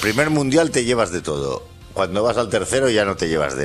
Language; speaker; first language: Spanish; native; Spanish